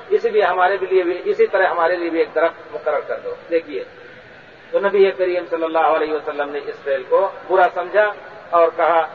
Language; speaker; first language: Urdu; native; Urdu